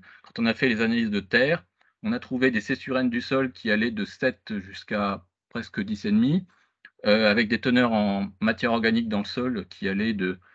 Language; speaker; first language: French; native; French